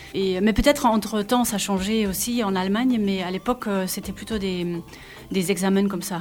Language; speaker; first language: French; non-native, fluent; German